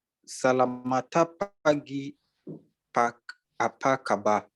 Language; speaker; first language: Indonesian; non-native, learner; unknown